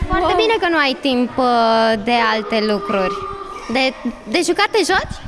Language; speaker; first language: Romanian; native; Romanian